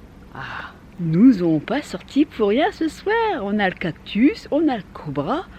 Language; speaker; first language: French; native; French